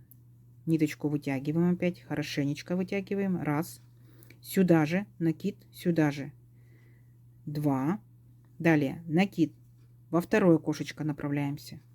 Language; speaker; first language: Russian; native; Russian